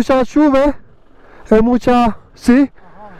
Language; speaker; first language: Spanish; non-native, learner; French